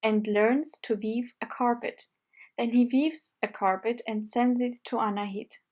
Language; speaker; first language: English; non-native, fluent; Armenian